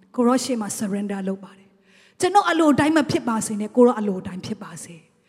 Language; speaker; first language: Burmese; non-native, local second language; Tedim Chin